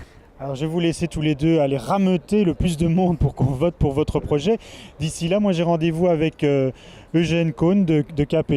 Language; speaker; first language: French; native; French